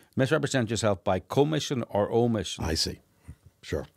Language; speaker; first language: English; native; English